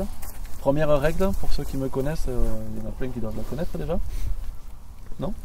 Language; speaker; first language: French; native; French